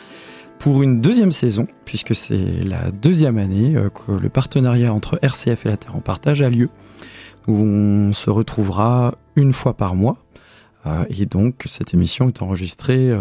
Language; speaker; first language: French; native; French